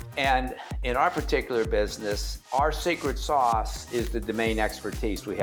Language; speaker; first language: English; native; English